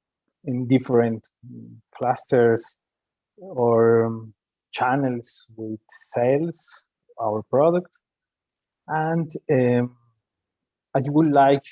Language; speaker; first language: English; non-native, learner; Spanish